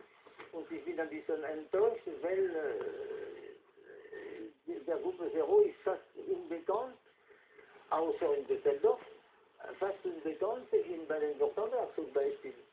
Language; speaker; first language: German; non-native, fluent; French